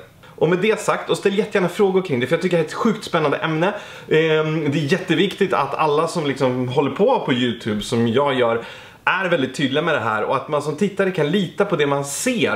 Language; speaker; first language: Swedish; native; Swedish